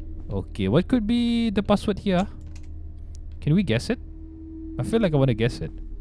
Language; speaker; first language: English; non-native, local second language; Malay